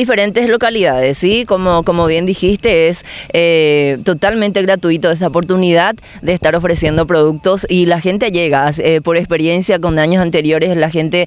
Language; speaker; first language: Spanish; native; Spanish